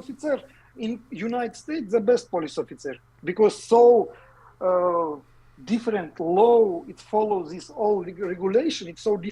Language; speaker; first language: English; non-native, learner; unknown